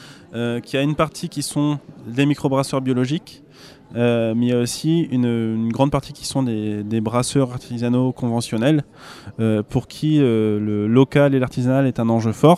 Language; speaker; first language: French; native; French